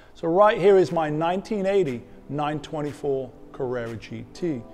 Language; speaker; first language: English; native; English